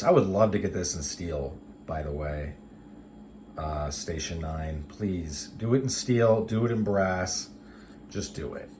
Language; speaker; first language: English; native; English